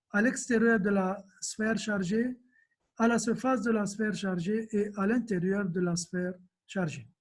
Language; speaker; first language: French; non-native, local second language; Arabic